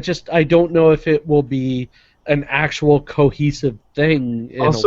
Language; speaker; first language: English; native; English